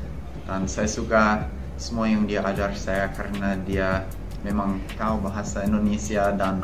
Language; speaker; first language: Indonesian; non-native, fluent; English